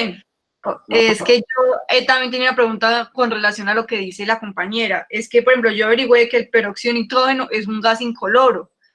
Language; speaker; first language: Spanish; native; Spanish